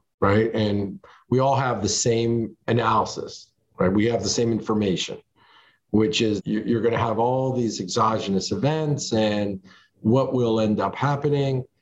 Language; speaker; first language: English; early bilingual, other home language; French